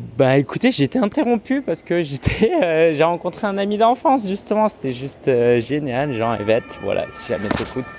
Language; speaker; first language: French; early bilingual, other home language; Chinese